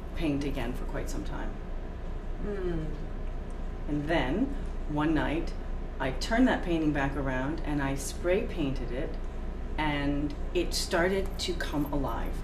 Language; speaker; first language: English; native; English